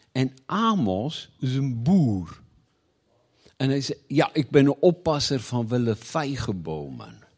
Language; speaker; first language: Dutch; non-native, fluent; Afrikaans